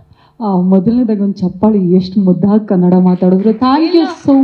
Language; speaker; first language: Kannada; native; Kannada